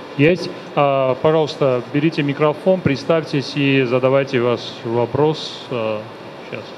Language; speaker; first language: Russian; non-native, local second language; Armenian